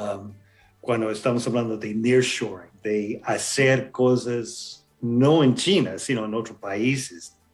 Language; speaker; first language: Spanish; non-native, fluent; English